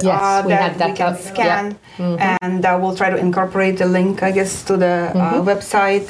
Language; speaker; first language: English; non-native, fluent; Ukrainian